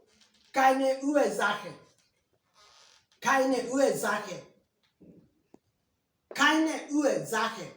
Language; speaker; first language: German; non-native, learner; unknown